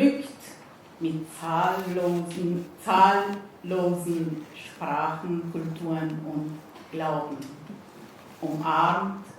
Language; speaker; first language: German; non-native, fluent; Persian